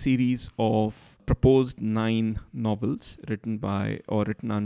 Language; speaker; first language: English; non-native, local second language; Marathi